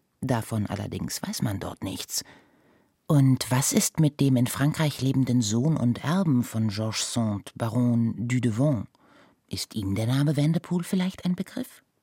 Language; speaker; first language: German; native; German